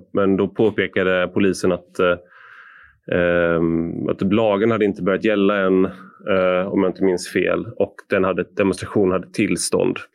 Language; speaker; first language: Swedish; native; Swedish